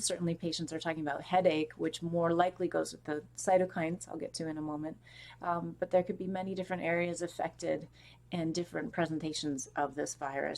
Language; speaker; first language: English; native; English